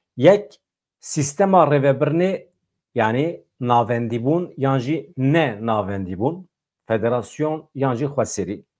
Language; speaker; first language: Kurdish; native; Kurdish